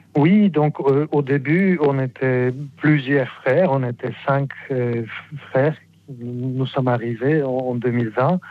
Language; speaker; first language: French; non-native, fluent; Polish